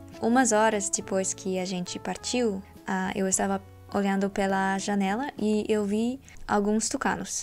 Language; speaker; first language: Portuguese; non-native, learner; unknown